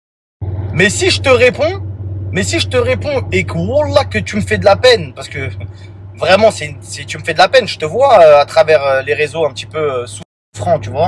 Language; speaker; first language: French; native; French